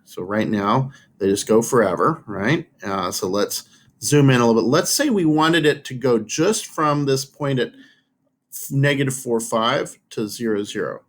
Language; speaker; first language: English; native; English